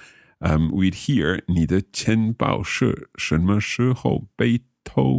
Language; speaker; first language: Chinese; non-native, learner; English